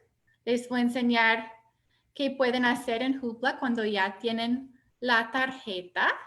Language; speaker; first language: Spanish; non-native, fluent; English